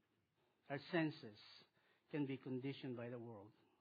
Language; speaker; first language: English; non-native, local second language; Filipino